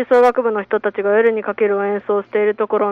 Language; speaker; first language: Japanese; native; Japanese